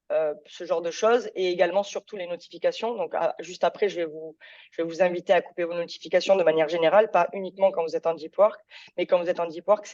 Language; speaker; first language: French; native; French